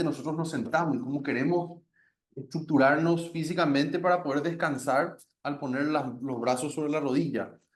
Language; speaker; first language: Spanish; native; Spanish